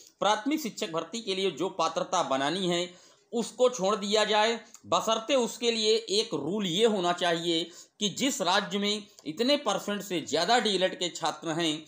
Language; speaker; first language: Hindi; native; Hindi